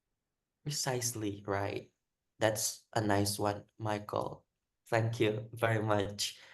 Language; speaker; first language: English; non-native, fluent; Indonesian